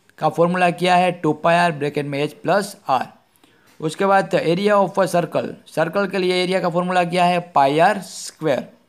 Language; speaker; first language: Hindi; non-native, local second language; Gujarati